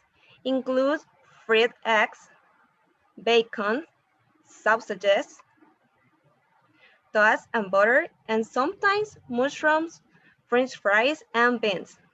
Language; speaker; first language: English; non-native, learner; Spanish